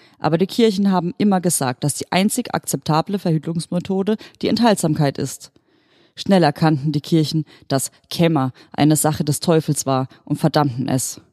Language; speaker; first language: German; native; German